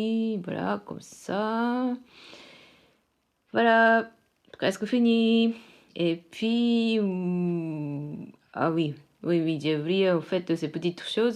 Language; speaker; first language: French; non-native, fluent; Japanese